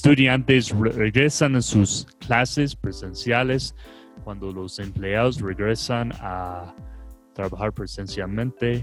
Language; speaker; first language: Spanish; non-native, fluent; English